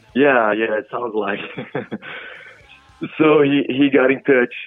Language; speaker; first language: English; non-native, fluent; Portuguese